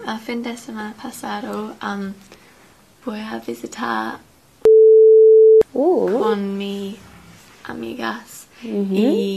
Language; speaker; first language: Spanish; non-native, learner; English